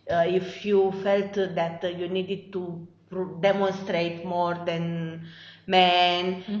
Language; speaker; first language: English; non-native, fluent; Romanian